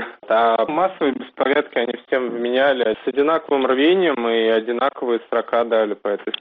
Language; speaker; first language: Russian; native; Russian